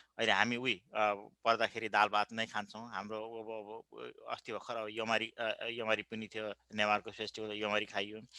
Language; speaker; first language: Nepali; native; Nepali